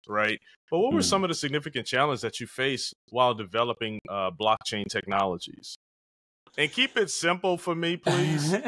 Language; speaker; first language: English; native; English